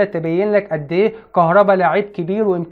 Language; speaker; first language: Arabic; native; Arabic